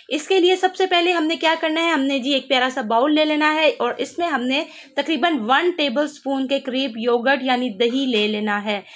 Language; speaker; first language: Urdu; native; Urdu